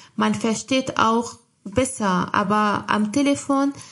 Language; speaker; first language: German; non-native, fluent; Arabic